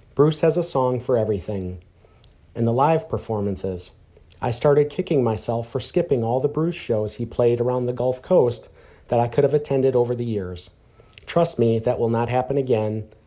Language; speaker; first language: English; native; English